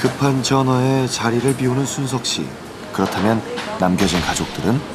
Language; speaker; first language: Korean; native; Korean